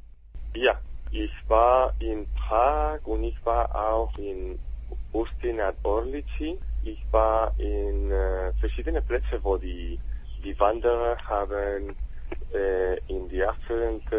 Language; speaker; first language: German; non-native, learner; Spanish